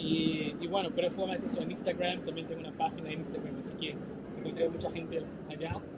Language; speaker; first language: Spanish; non-native, fluent; Portuguese